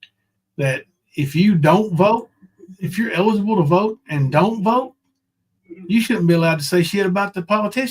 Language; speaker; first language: English; native; English